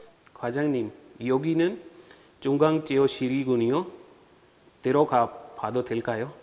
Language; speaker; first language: Korean; non-native, learner; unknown